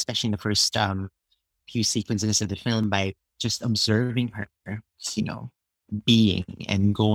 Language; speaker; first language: English; non-native, local second language; Cebuano